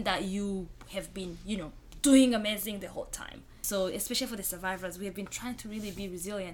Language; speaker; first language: English; non-native, local second language; Kinyarwanda